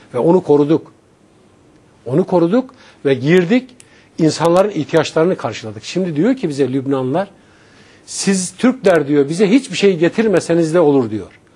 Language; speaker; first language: Turkish; native; Turkish